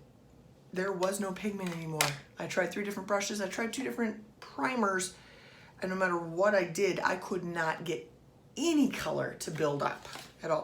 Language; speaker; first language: English; native; English